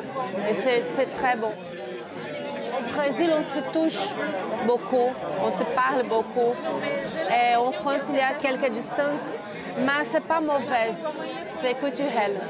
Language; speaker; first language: French; non-native, learner; Portuguese